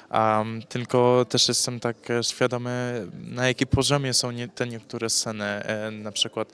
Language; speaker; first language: Polish; early bilingual, heritage; English